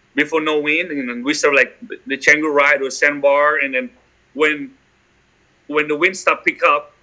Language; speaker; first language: English; non-native, fluent; Indonesian